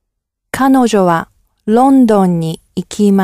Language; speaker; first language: Japanese; non-native, learner; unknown